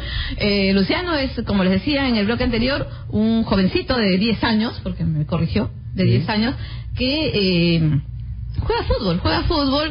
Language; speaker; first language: Spanish; native; Spanish